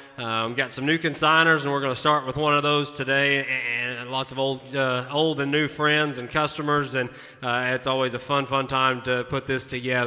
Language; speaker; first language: English; native; English